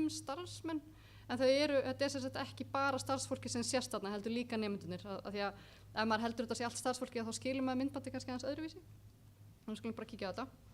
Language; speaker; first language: Icelandic; native; Icelandic